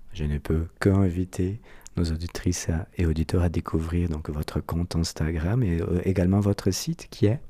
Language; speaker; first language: French; non-native, fluent; Portuguese